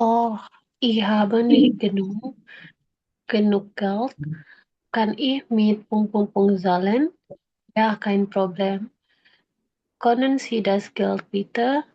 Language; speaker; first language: German; non-native, learner; Indonesian